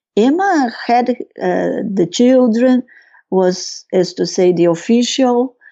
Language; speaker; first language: English; non-native, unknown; Portuguese